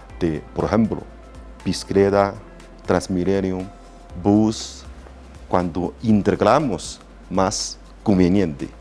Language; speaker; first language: Spanish; non-native, learner; Chinese